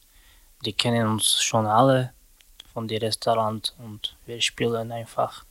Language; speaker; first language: German; non-native, learner; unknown